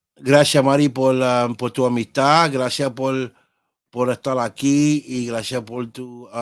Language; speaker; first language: Spanish; early bilingual, heritage; Spanish